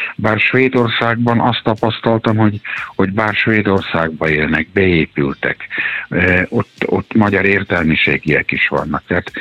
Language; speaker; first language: Hungarian; native; Hungarian